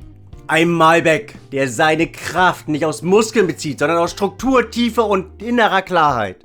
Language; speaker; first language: German; native; German